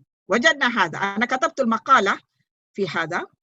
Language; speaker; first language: Arabic; non-native, fluent; Malay